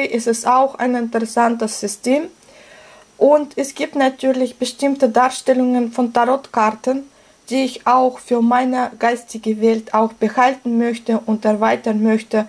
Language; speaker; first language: German; non-native, fluent; Russian